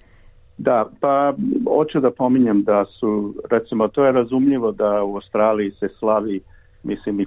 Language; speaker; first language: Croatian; early bilingual, heritage; Serbian